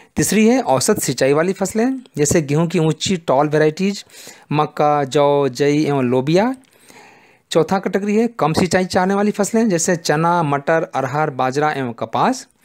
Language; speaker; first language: Hindi; native; Hindi